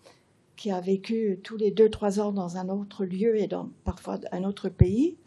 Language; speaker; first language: French; early bilingual, heritage; English